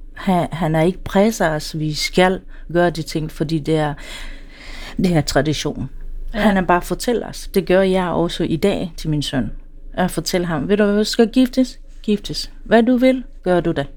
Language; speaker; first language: Danish; non-native, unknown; Swahili